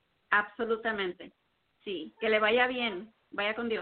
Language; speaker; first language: Spanish; early bilingual, heritage; Spanish